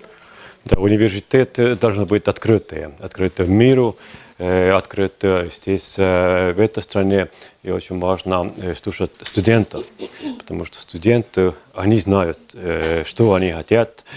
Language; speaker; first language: Russian; non-native, learner; Estonian